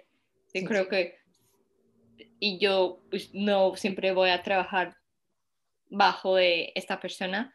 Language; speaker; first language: Spanish; early bilingual, heritage; Spanish